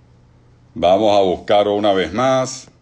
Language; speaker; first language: Spanish; native; Spanish